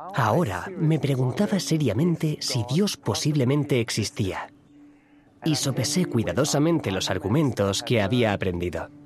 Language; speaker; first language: Spanish; non-native, fluent; German